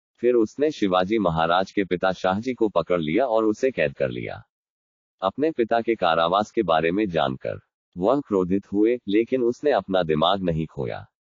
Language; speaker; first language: Hindi; non-native, local second language; Marathi